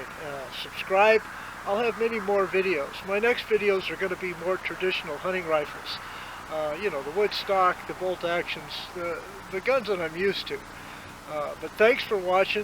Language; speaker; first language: English; native; English